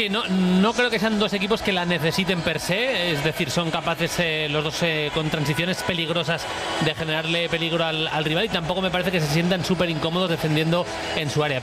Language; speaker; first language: Spanish; native; Spanish